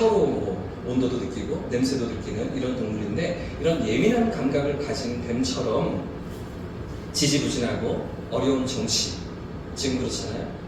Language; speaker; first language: Korean; native; Korean